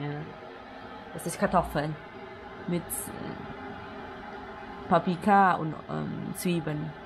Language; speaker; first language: German; non-native, learner; Thai